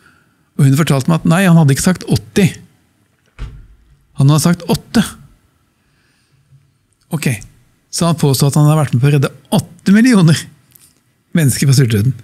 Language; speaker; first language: Norwegian; native; Norwegian